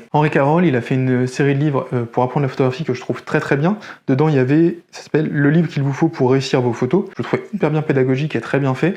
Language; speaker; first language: French; native; French